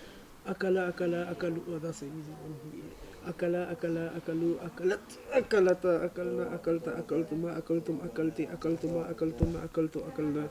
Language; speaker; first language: Arabic; non-native, learner; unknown